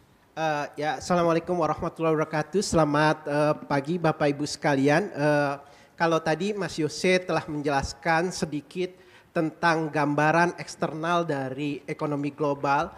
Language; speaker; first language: Indonesian; native; Indonesian